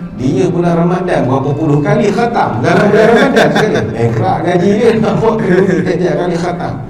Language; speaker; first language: Malay; native; Malay